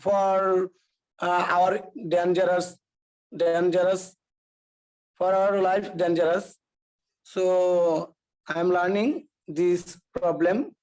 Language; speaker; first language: English; non-native, learner; Bangla